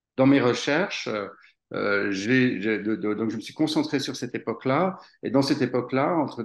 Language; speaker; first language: French; native; French